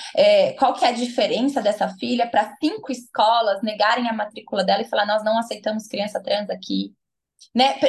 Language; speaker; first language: Portuguese; native; Portuguese